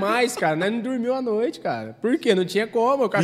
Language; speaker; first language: Portuguese; native; Portuguese